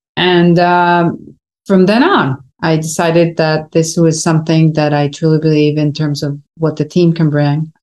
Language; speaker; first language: English; non-native, fluent; Spanish